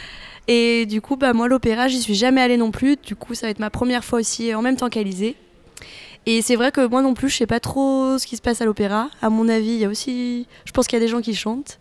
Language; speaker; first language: French; native; French